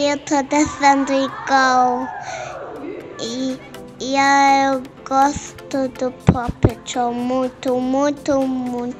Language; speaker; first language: Portuguese; early bilingual, heritage; Portuguese